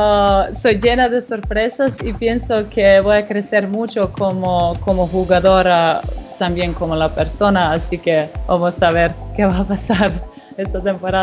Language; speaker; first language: Spanish; non-native, learner; Slovenian